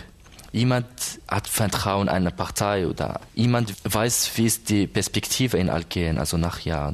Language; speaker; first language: German; non-native, learner; Arabic